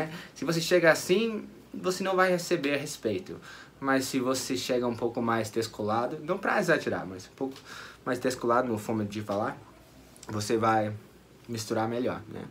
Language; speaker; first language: Portuguese; non-native, fluent; English